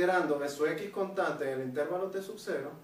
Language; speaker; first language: Spanish; native; Spanish